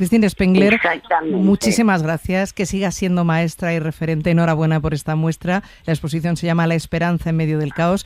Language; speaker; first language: Spanish; native; Spanish